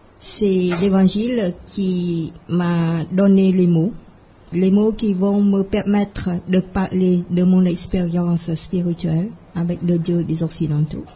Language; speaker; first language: French; non-native, fluent; Khmer